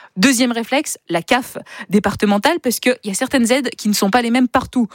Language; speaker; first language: French; native; French